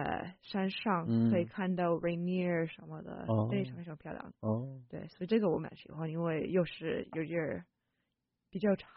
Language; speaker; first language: Chinese; non-native, fluent; English